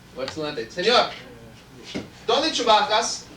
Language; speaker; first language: Spanish; non-native, fluent; English